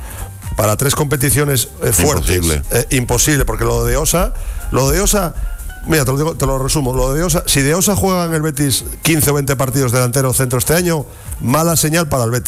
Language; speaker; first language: Spanish; native; Spanish